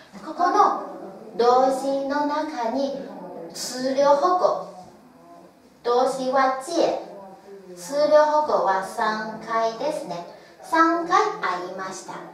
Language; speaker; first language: Japanese; non-native, fluent; Chinese